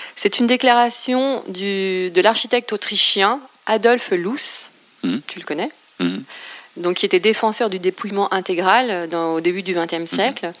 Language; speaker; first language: French; native; French